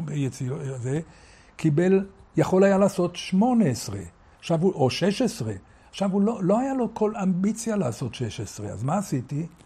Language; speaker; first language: Hebrew; native; Hebrew